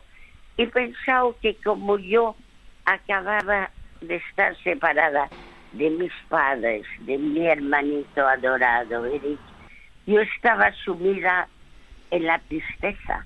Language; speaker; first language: Spanish; early bilingual, other home language; French